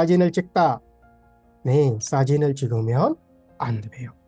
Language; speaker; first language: Korean; non-native, fluent; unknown